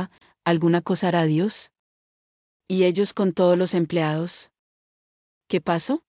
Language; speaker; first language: Spanish; native; Spanish